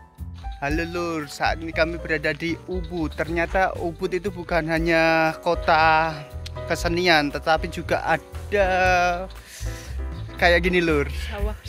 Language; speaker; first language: Indonesian; native; Indonesian